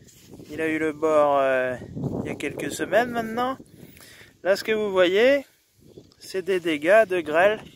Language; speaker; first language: French; native; French